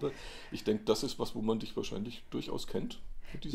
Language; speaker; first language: German; native; German